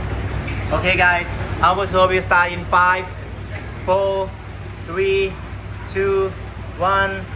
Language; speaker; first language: English; non-native, fluent; Thai